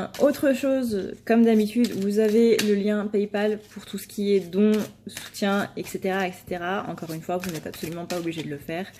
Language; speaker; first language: French; native; French